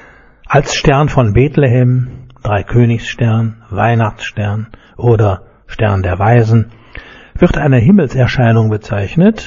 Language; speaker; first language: German; native; German